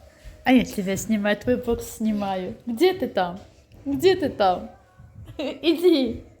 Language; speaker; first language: Russian; non-native, local second language; Azerbaijani